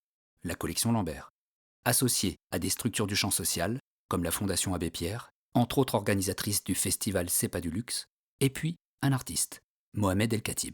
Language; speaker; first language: French; native; French